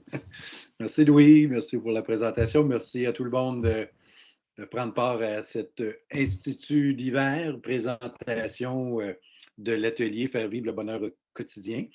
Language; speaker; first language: French; native; French